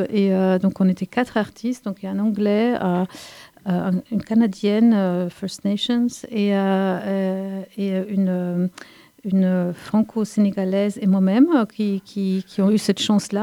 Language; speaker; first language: French; non-native, fluent; German